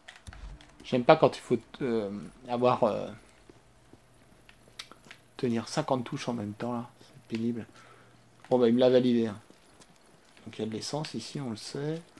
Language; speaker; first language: French; native; French